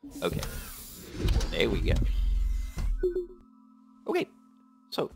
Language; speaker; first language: English; native; English